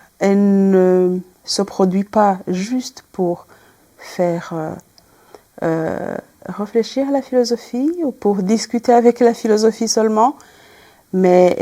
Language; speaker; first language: French; non-native, local second language; Kinyarwanda